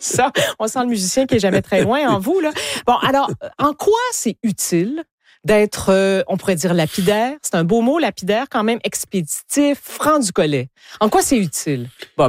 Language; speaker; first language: French; native; French